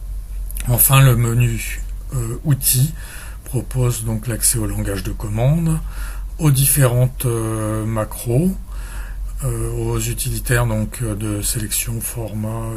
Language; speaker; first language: French; native; French